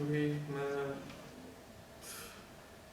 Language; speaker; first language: French; non-native, learner; Dutch